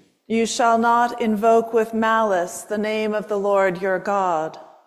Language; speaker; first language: English; native; English